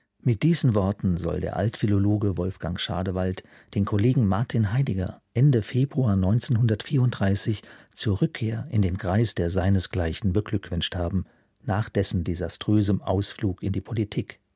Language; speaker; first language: German; native; German